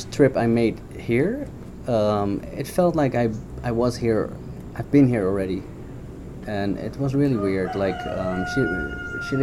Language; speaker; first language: English; non-native, fluent; Dutch